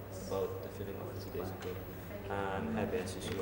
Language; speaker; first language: English; non-native, learner; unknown